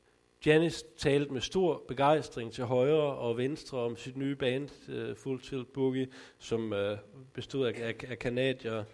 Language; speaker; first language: Danish; native; Danish